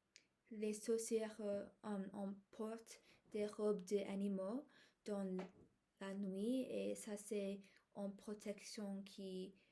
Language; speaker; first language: French; non-native, learner; English